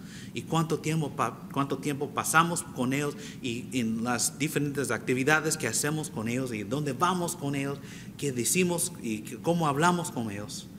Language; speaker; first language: Spanish; non-native, fluent; English